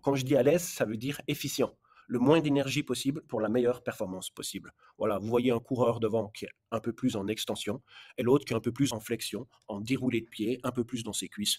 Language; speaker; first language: French; native; French